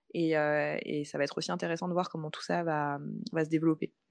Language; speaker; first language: French; native; French